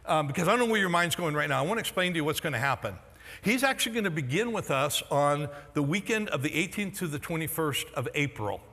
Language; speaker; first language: English; native; English